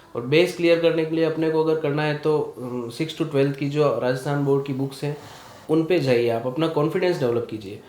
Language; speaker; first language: Hindi; native; Hindi